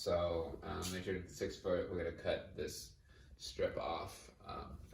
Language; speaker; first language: English; native; English